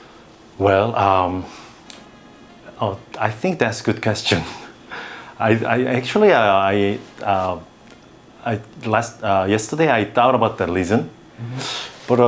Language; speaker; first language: English; non-native, learner; Korean